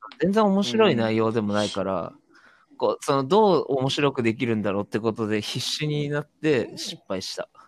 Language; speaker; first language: Japanese; native; Japanese